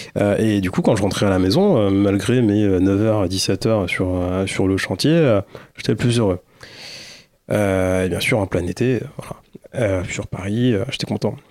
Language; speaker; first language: French; early bilingual, other home language; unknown